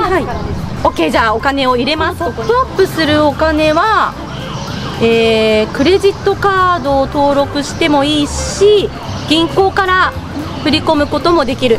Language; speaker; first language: Japanese; native; Japanese